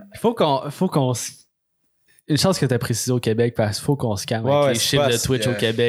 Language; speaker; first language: French; native; French